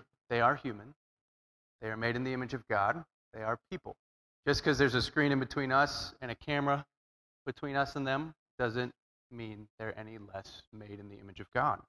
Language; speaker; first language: English; native; English